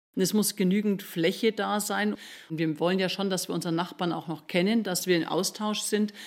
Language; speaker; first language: German; native; German